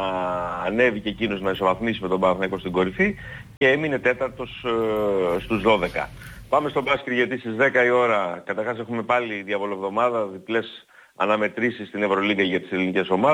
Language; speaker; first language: Greek; native; Greek